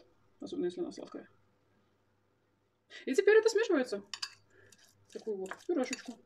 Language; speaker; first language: Russian; native; Russian